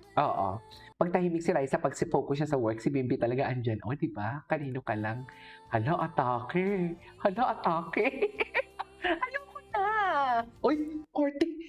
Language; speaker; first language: Filipino; non-native, local second language; Hiligaynon